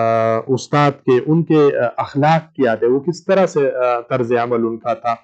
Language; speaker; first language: Urdu; native; Urdu